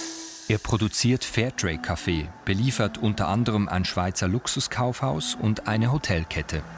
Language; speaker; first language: German; native; German